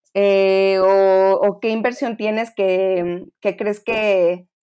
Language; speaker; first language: Spanish; native; Spanish